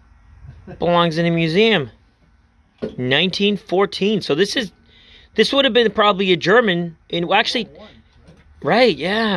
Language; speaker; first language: English; native; English